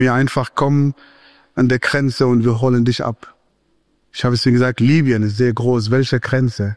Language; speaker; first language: German; non-native, fluent; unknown